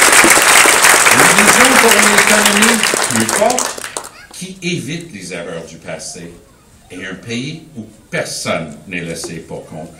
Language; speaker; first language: French; early bilingual, heritage; French